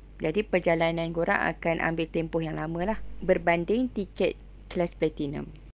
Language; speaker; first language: Malay; native; Malay